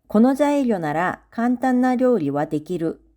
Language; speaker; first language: Japanese; non-native, fluent; Korean